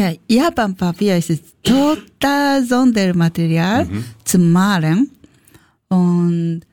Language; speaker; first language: German; non-native, learner; Japanese